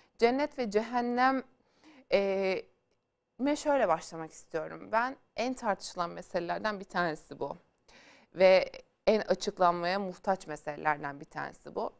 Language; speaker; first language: Turkish; native; Turkish